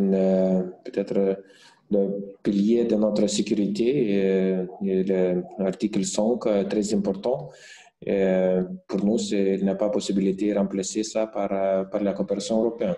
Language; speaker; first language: French; non-native, fluent; Lithuanian